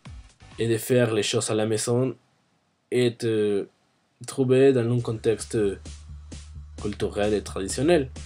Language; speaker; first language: French; non-native, learner; Spanish